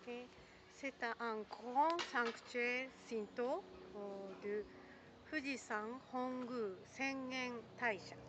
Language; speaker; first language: French; non-native, learner; Japanese